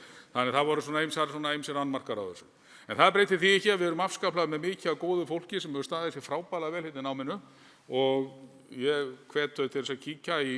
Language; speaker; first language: Icelandic; native; Icelandic